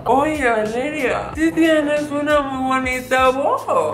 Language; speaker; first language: Spanish; native; Spanish